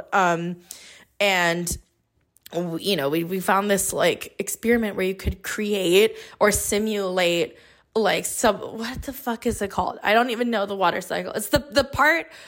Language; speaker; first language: English; native; English